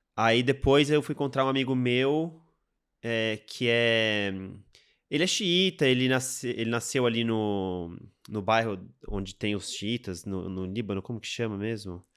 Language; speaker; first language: Portuguese; native; Portuguese